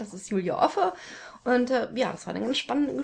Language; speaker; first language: German; native; German